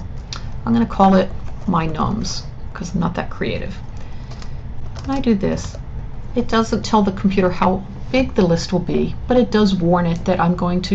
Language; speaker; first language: English; native; English